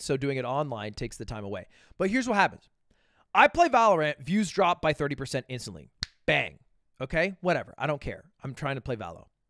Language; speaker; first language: English; native; English